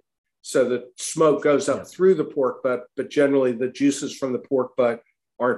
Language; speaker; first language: English; native; English